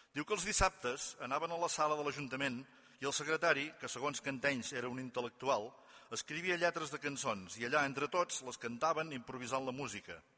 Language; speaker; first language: Catalan; native; Catalan